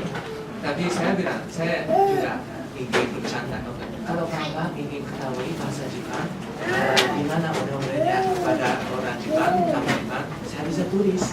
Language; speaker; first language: Indonesian; non-native, fluent; Japanese